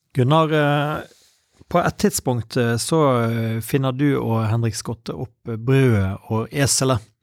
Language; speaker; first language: Norwegian; native; Norwegian